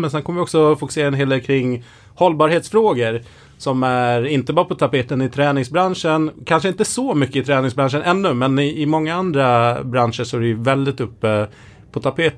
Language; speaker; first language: Swedish; native; Swedish